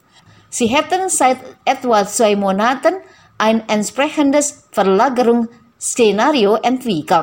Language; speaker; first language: German; non-native, fluent; Indonesian